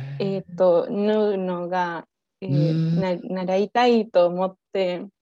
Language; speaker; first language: Japanese; non-native, learner; Spanish